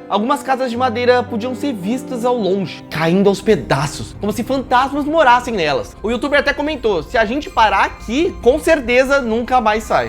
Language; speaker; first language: Portuguese; native; Portuguese